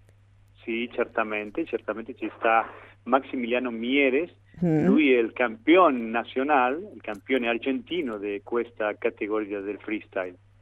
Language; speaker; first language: Italian; non-native, fluent; Spanish